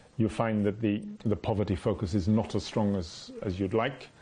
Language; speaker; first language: English; native; English